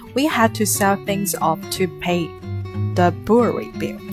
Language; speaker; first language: English; non-native, fluent; Chinese